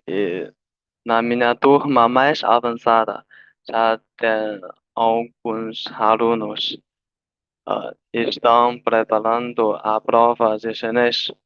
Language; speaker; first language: Portuguese; non-native, learner; Chinese